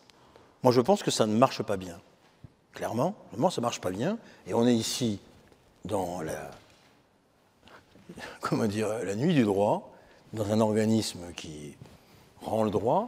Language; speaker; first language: French; native; French